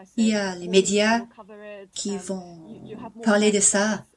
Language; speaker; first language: French; non-native, fluent; Cantonese